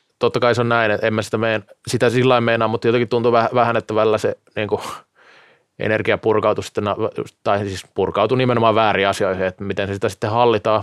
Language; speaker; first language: Finnish; native; Finnish